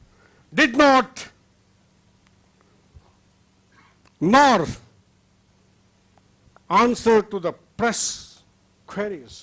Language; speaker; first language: English; non-native, local second language; Kannada